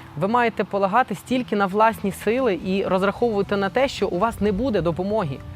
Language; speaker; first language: Ukrainian; non-native, local second language; Russian